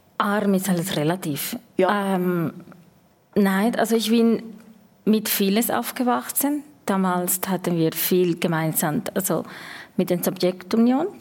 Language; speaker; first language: German; non-native, fluent; Spanish